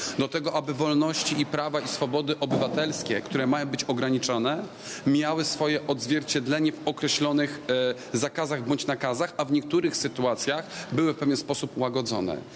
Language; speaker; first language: Polish; native; Polish